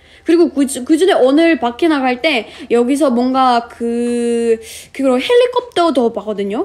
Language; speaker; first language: Korean; non-native, fluent; Russian